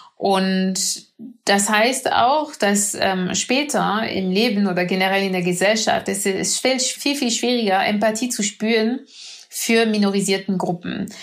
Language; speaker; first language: German; non-native, fluent; French